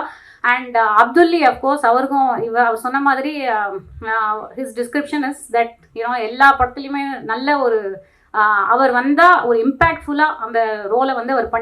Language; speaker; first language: Tamil; native; Tamil